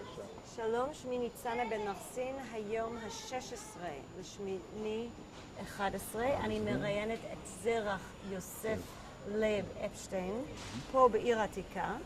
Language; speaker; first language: Hebrew; native; Hebrew